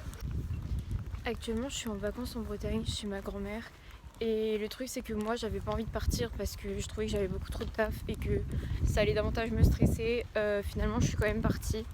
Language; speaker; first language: French; native; French